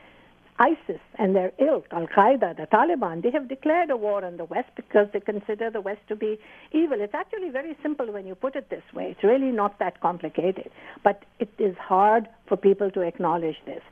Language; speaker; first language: English; non-native, local second language; Urdu